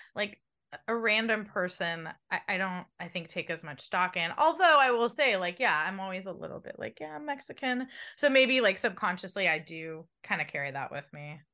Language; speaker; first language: English; native; English